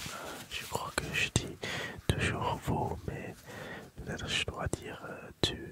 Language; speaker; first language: French; non-native, learner; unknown